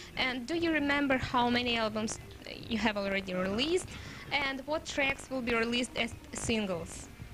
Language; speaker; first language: English; non-native, fluent; Russian